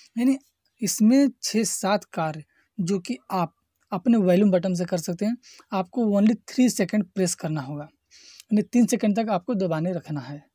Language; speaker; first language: Hindi; native; Hindi